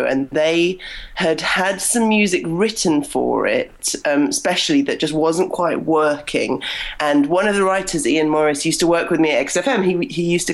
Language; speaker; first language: English; native; English